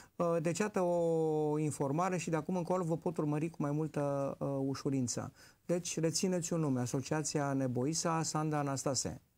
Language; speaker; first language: Romanian; native; Romanian